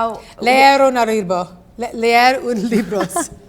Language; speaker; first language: Spanish; non-native, learner; English